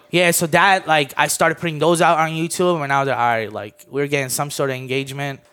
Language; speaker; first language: English; early bilingual, other home language; Armenian